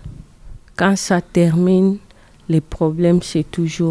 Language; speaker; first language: French; non-native, learner; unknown